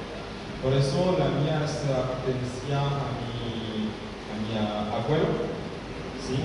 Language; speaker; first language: Spanish; non-native, learner; French